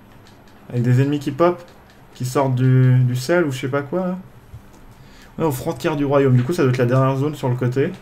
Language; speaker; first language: French; native; French